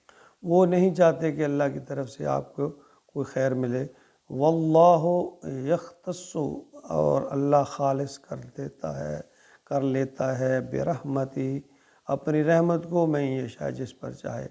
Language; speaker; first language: Urdu; native; Urdu